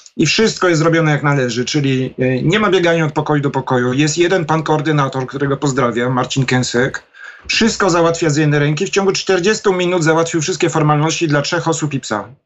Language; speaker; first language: Polish; native; Polish